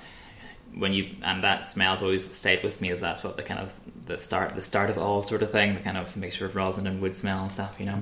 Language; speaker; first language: English; native; English